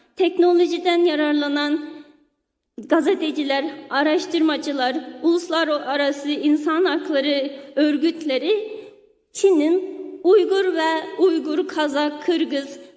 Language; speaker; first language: Turkish; non-native, fluent; Uyghur